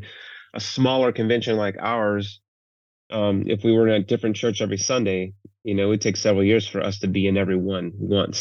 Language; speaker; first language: English; native; English